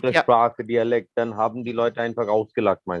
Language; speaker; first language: German; non-native, learner; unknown